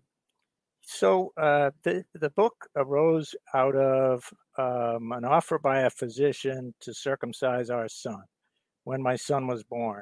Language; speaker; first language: English; native; English